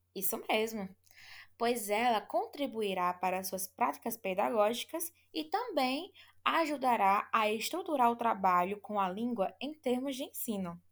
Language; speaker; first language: Portuguese; native; Portuguese